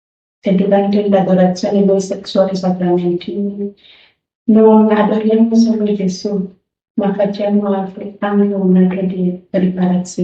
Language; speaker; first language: Italian; non-native, learner; Luo (Kenya and Tanzania)